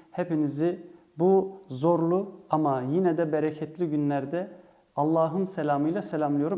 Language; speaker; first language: Turkish; early bilingual, heritage; Turkish